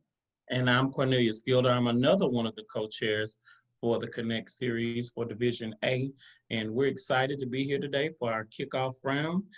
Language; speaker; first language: English; native; English